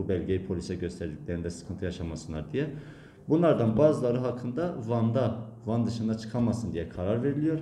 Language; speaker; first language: Turkish; native; Turkish